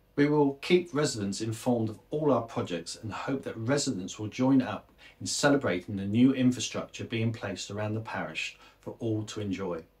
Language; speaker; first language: English; native; English